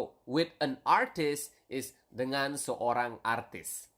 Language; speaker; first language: Indonesian; native; Indonesian